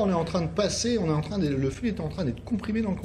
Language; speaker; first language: French; native; French